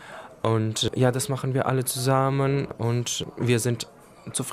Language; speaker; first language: German; non-native, learner; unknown